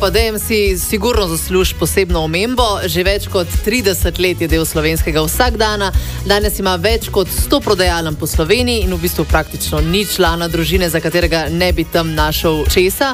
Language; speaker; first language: Slovenian; native; Slovenian